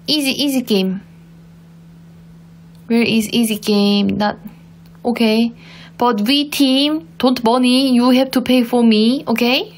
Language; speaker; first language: English; non-native, learner; Korean